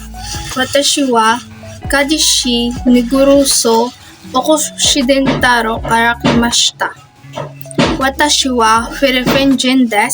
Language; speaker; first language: Japanese; non-native, learner; Filipino